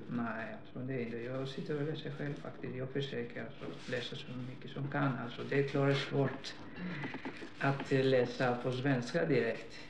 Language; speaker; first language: Swedish; non-native, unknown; Greek